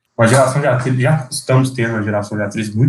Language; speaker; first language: Portuguese; native; Portuguese